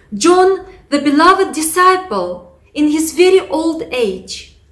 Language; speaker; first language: English; non-native, fluent; Russian